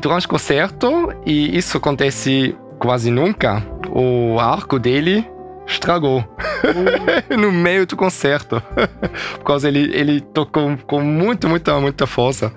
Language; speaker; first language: Portuguese; early bilingual, heritage; German